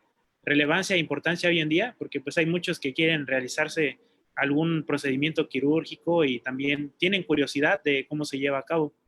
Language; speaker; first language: Spanish; native; Spanish